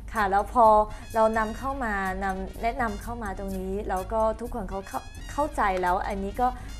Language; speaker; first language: Thai; non-native, fluent; Chinese